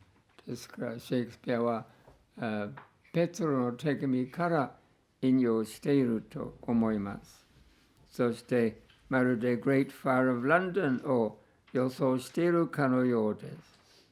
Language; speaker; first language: Japanese; non-native, fluent; English